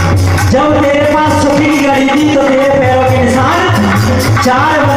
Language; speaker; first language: Hindi; native; Hindi